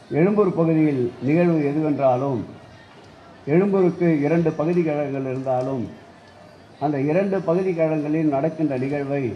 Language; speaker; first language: Tamil; native; Tamil